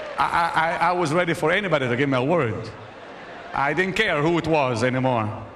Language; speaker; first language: English; non-native, fluent; Arabic